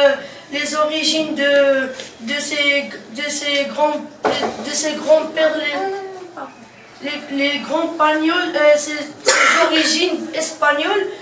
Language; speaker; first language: French; non-native, local second language; Arabic